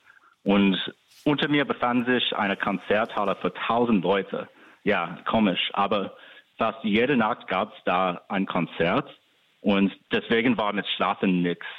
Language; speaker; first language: German; non-native, fluent; English